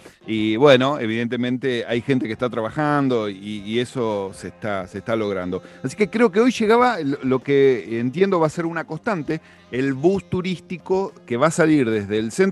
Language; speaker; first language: Spanish; native; Spanish